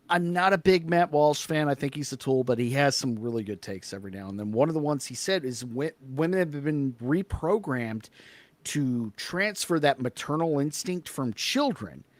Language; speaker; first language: English; native; English